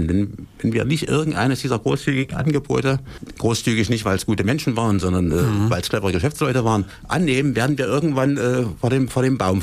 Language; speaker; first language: German; native; German